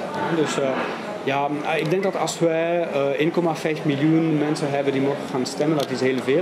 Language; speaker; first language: Dutch; non-native, fluent; Catalan